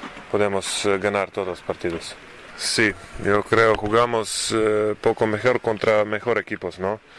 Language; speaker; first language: Spanish; non-native, learner; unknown